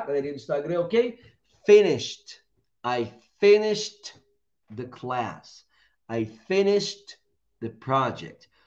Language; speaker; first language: English; non-native, fluent; Portuguese